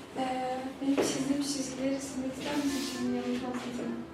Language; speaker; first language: Turkish; native; Turkish